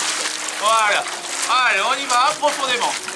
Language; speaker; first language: French; native; French